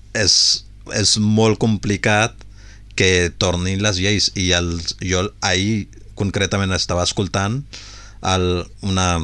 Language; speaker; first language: Catalan; non-native, fluent; Urdu